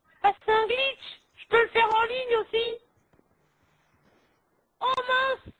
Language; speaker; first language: French; native; French